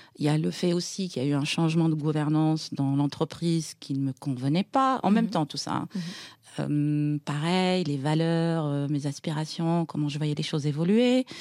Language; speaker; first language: French; non-native, local second language; Arabic